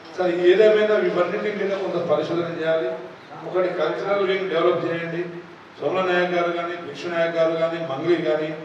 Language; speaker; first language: Telugu; non-native, local second language; Lambadi